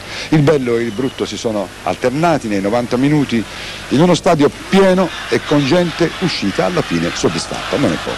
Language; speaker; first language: Italian; native; Italian